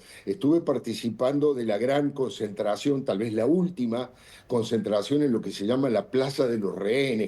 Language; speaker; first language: Spanish; native; Spanish